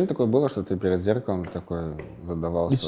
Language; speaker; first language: Russian; native; Russian